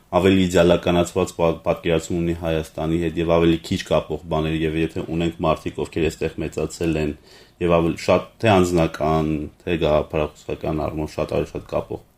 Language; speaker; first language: Armenian; native; Armenian